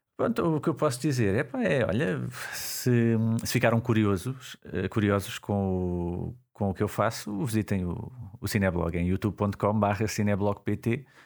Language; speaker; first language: Portuguese; native; Portuguese